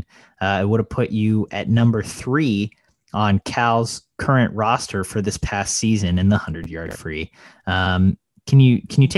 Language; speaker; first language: English; native; English